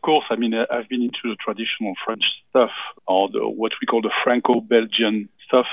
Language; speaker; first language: English; non-native, fluent; French